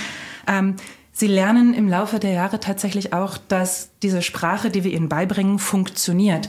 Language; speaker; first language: German; native; German